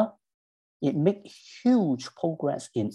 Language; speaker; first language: English; non-native, local second language; Cantonese